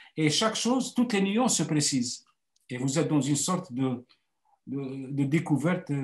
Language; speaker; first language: French; non-native, local second language; Arabic